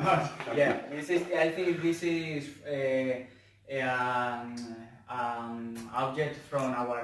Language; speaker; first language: English; non-native, learner; Spanish